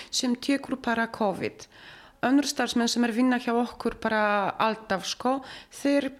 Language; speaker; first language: Icelandic; non-native, learner; Polish